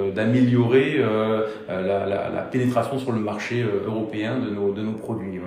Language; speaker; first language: French; native; French